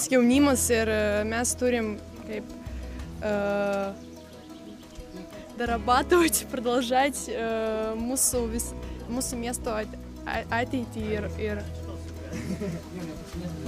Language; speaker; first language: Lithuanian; non-native, local second language; Russian